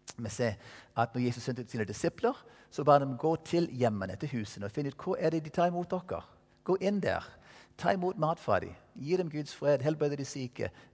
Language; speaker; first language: Norwegian; non-native, fluent; English